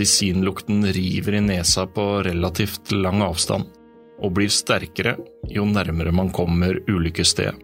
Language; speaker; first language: Norwegian; native; Norwegian